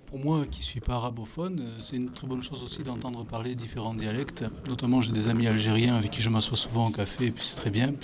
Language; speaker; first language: French; native; French